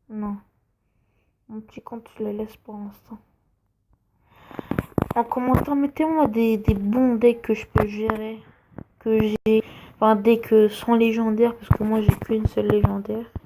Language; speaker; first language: French; native; French